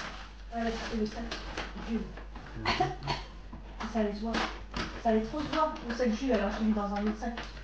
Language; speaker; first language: French; native; French